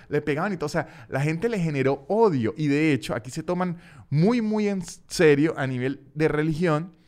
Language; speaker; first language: Spanish; native; Spanish